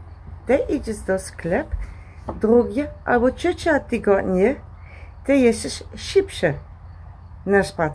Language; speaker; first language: Polish; non-native, learner; Dutch